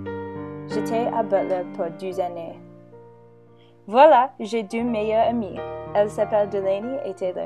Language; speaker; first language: French; non-native, learner; English